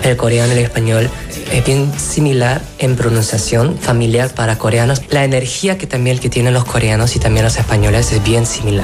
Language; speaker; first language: Spanish; non-native, learner; Korean